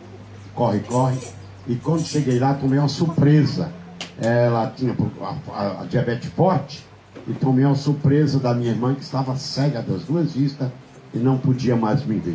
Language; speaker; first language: Portuguese; native; Portuguese